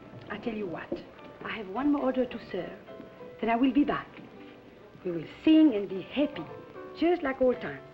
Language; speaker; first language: English; non-native, fluent; French